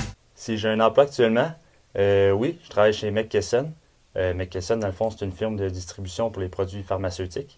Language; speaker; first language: French; native; French